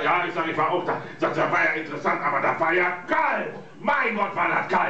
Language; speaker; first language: German; native; German